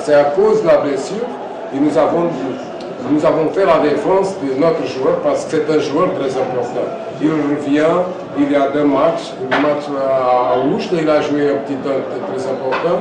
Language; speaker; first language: French; non-native, fluent; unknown